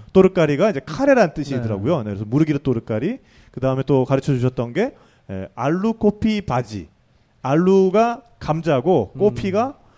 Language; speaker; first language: Korean; native; Korean